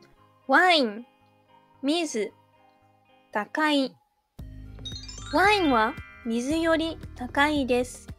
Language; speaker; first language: Japanese; non-native, fluent; French